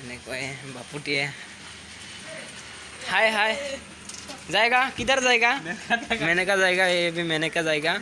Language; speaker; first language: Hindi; non-native, local second language; Assamese